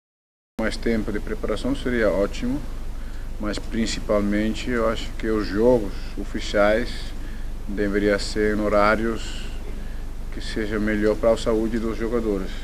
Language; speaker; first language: Portuguese; non-native, fluent; Dutch